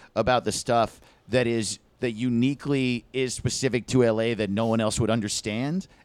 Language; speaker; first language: English; native; English